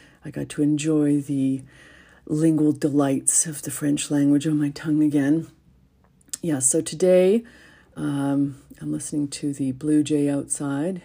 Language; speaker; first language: English; native; English